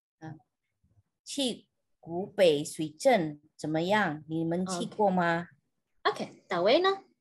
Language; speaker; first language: Chinese; non-native, learner; Indonesian